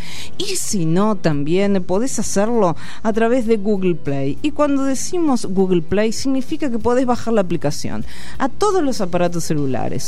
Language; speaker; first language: Spanish; native; Spanish